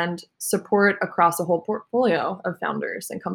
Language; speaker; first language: English; native; English